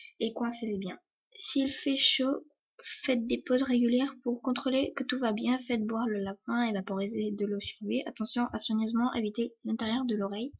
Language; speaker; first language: French; early bilingual, other home language; Polish